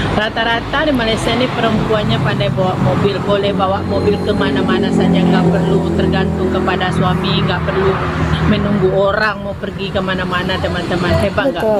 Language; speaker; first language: Indonesian; native; Indonesian